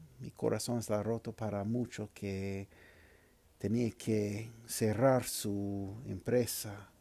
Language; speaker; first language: Spanish; non-native, fluent; English